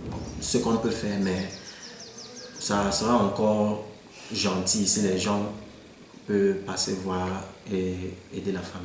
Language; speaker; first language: French; non-native, local second language; English